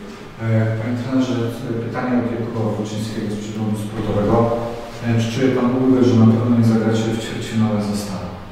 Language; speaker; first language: Polish; native; Polish